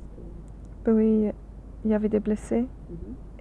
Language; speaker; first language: French; non-native, learner; English